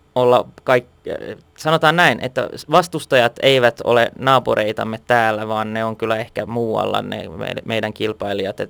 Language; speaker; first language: Finnish; non-native, local second language; Swedish